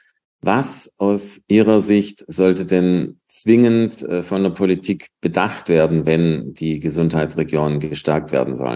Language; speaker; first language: German; native; German